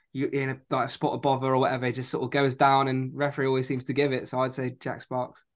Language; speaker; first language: English; native; English